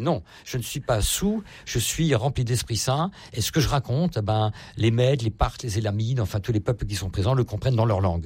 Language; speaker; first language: French; native; French